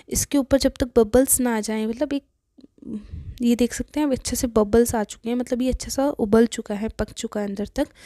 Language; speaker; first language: Hindi; native; Hindi